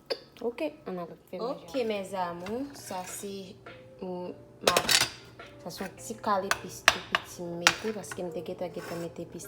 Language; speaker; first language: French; non-native, learner; Haitian Creole